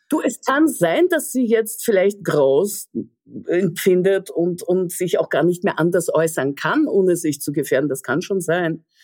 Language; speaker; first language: German; early bilingual, other home language; Russian